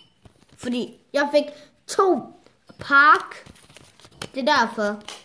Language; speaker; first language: Danish; early bilingual, other home language; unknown